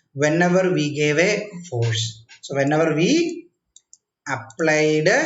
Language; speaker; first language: English; non-native, local second language; Malayalam